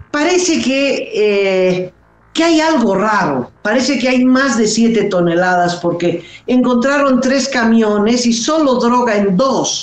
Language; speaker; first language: Spanish; native; Spanish